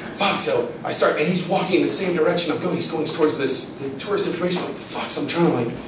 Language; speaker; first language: English; native; English